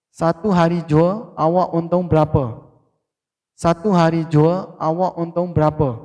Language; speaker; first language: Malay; non-native, fluent; Burmese